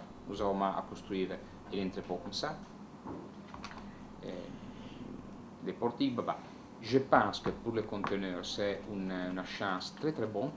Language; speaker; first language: French; non-native, learner; Italian